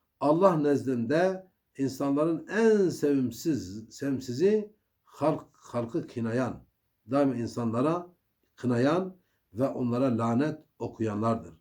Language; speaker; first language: Turkish; native; Turkish